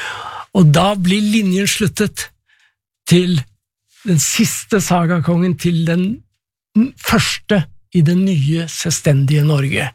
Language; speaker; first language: Norwegian; native; Norwegian